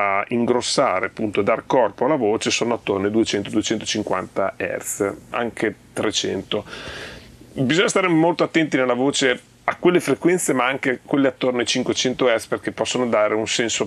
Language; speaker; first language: Italian; native; Italian